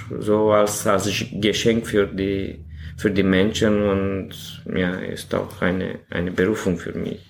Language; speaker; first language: German; non-native, learner; Romanian